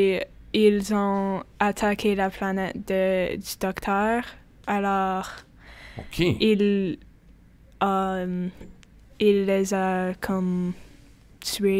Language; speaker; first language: French; non-native, local second language; English